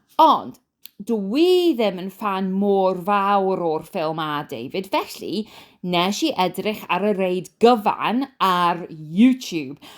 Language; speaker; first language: Welsh; non-native, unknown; English